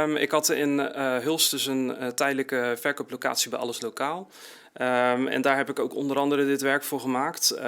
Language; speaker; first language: Dutch; native; Dutch